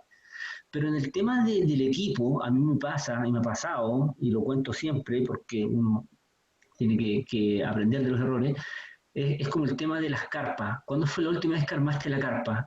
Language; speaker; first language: Spanish; native; Spanish